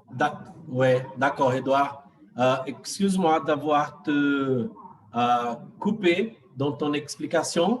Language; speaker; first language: French; non-native, fluent; Portuguese